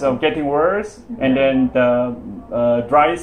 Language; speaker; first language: English; non-native, learner; Filipino